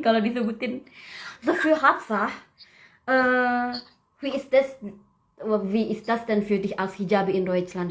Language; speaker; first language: German; non-native, learner; Indonesian